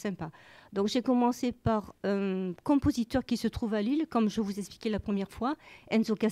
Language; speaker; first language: French; native; French